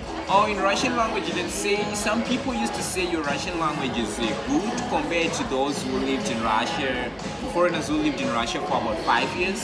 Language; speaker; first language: English; non-native, local second language; Shona